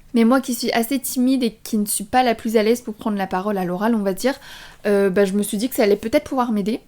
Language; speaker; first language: French; early bilingual, other home language; Vietnamese